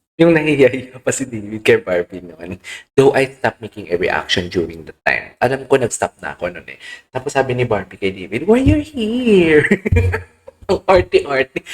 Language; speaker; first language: Filipino; native; Filipino